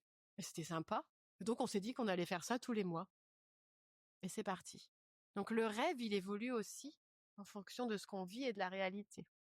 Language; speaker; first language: French; native; French